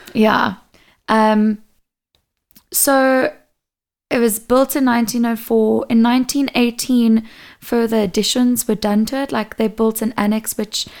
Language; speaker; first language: English; non-native, local second language; Portuguese